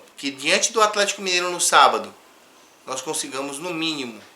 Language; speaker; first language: Portuguese; native; Portuguese